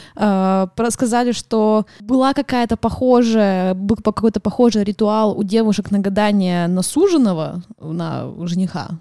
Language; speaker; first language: Russian; native; Russian